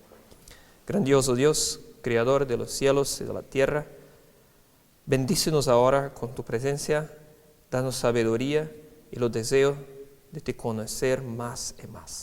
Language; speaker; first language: Spanish; non-native, fluent; Portuguese